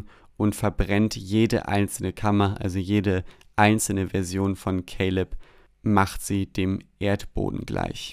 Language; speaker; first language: German; native; German